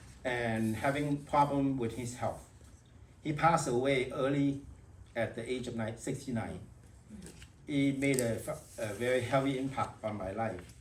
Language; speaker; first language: English; non-native, fluent; Vietnamese